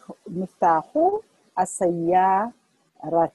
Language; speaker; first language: Arabic; non-native, learner; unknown